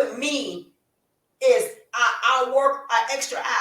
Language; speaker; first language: English; native; English